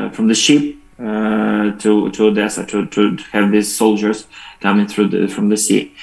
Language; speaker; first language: English; non-native, fluent; Ukrainian